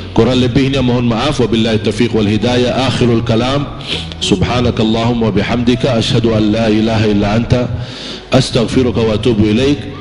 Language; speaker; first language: Malay; non-native, fluent; Arabic